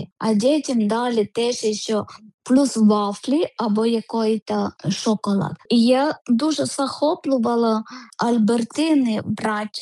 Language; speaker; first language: Ukrainian; non-native, learner; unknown